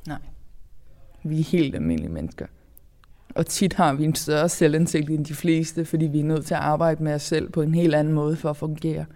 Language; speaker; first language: Danish; native; Danish